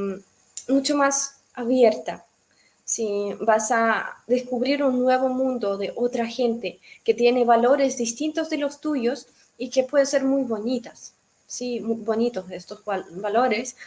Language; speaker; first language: Spanish; non-native, fluent; Russian